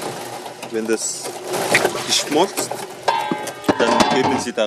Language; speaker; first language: German; non-native, learner; Mongolian